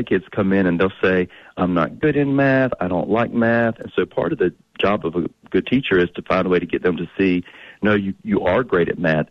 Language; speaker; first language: English; native; English